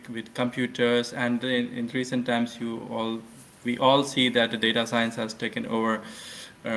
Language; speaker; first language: English; non-native, local second language; Hindi